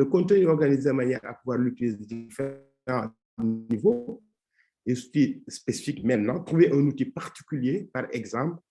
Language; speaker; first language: French; non-native, local second language; Wolof